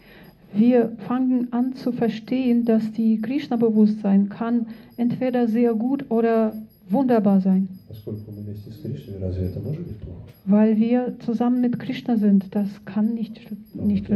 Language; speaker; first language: German; non-native, fluent; Russian